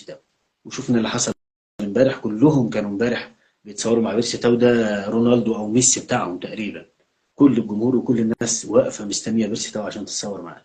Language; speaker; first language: Arabic; native; Arabic